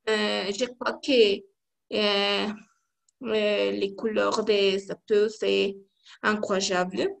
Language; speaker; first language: French; non-native, learner; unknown